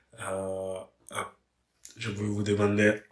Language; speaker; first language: French; non-native, learner; English